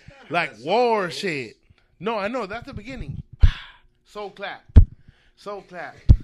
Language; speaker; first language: English; native; English